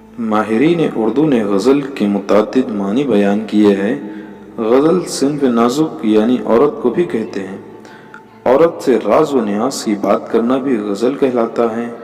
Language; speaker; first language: Urdu; native; Urdu